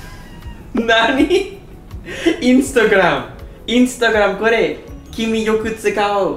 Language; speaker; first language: Japanese; non-native, learner; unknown